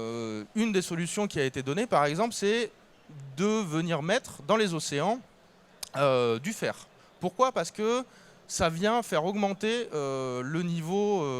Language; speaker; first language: French; native; French